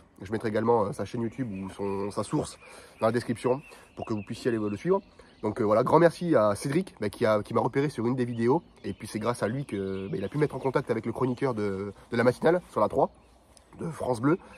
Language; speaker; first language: French; native; French